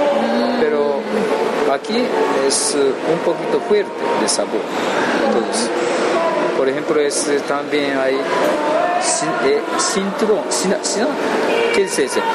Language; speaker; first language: Spanish; non-native, learner; Japanese